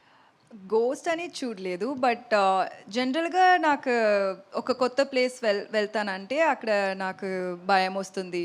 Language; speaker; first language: Telugu; non-native, learner; Tamil